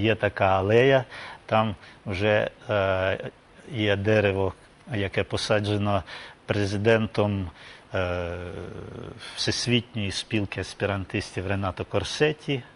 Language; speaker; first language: Ukrainian; non-native, local second language; Russian